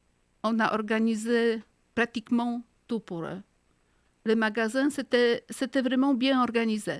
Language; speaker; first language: French; non-native, fluent; Polish